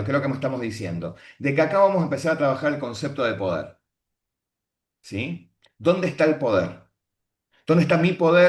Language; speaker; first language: Spanish; native; Spanish